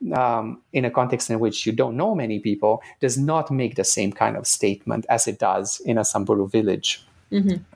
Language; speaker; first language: English; non-native, fluent; Romanian